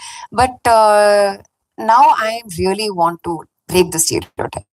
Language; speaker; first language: Telugu; non-native, fluent; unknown